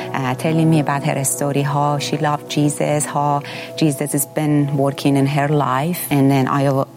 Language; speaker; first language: English; non-native, fluent; Persian